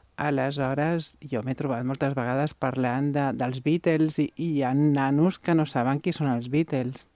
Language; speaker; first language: Catalan; non-native, local second language; Spanish